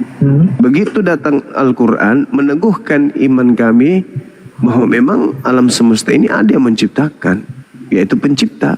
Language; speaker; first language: Indonesian; native; Indonesian